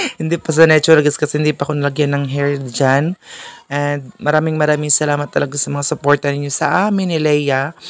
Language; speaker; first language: Filipino; non-native, local second language; Cebuano